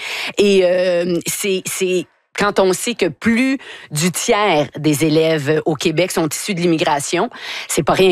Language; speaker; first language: French; native; French